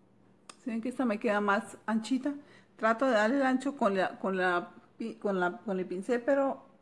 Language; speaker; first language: Spanish; native; Spanish